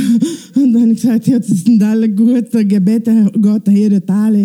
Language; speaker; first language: German; non-native, learner; Italian